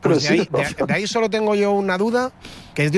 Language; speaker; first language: Spanish; native; Spanish